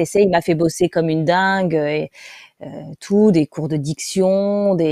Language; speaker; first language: French; native; French